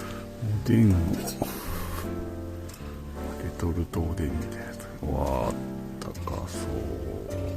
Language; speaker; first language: Japanese; native; Japanese